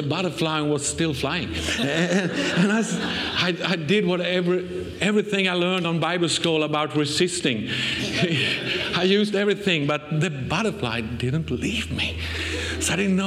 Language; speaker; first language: English; non-native, fluent; Swedish